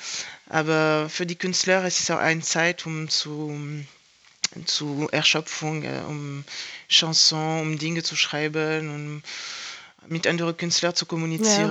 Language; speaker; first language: German; non-native, fluent; French